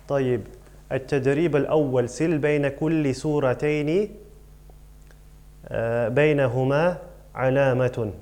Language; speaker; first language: Arabic; non-native, fluent; English